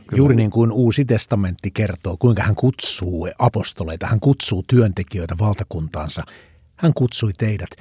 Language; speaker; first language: Finnish; native; Finnish